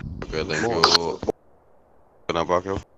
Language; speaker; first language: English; non-native, learner; Indonesian